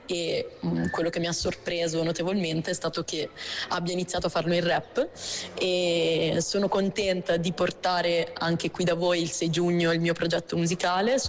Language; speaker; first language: Italian; native; Italian